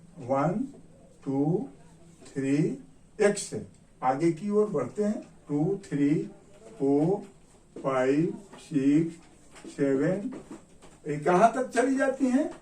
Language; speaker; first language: Hindi; native; Hindi